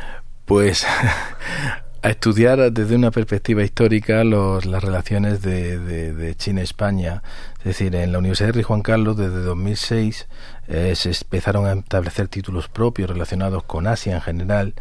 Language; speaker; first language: Spanish; native; Spanish